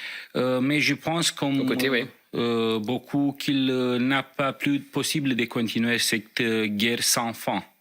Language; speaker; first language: French; non-native, fluent; Romanian